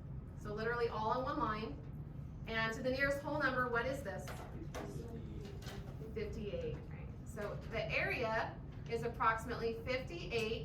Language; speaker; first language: English; native; English